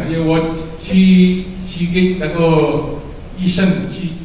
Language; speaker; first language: Chinese; early bilingual, heritage; Chinese